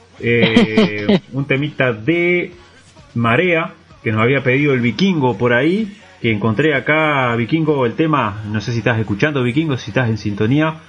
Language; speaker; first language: Spanish; native; Spanish